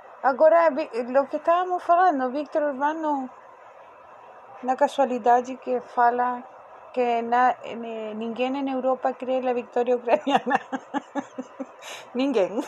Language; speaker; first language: Portuguese; non-native, fluent; Spanish